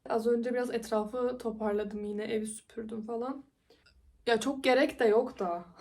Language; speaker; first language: Turkish; native; Turkish